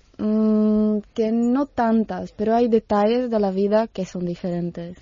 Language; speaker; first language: Spanish; non-native, fluent; Czech